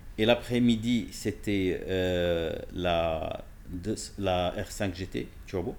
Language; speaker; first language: French; non-native, local second language; Arabic